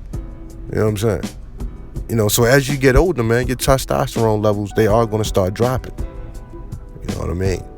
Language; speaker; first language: English; native; English